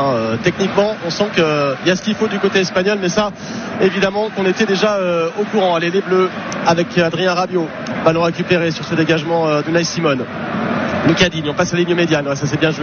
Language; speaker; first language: French; native; French